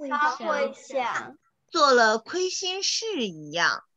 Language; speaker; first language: Chinese; native; Chinese